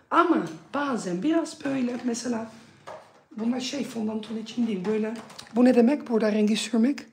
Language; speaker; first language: Turkish; early bilingual, other home language; Dutch